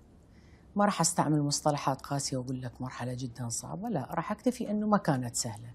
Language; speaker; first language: Arabic; native; Arabic